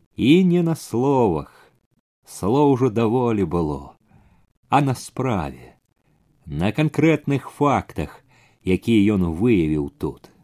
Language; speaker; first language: Belarusian; native; Belarusian